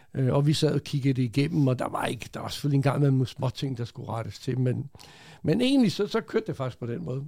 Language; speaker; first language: Danish; early bilingual, other home language; Croatian